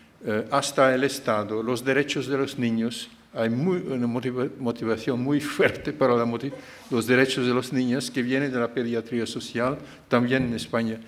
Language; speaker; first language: Spanish; non-native, fluent; Dutch